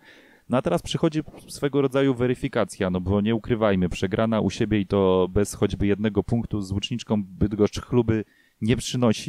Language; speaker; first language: Polish; native; Polish